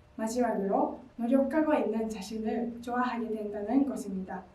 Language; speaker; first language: Korean; non-native, learner; Japanese